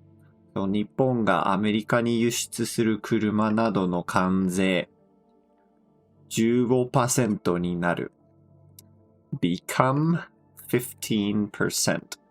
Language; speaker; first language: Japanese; non-native, fluent; English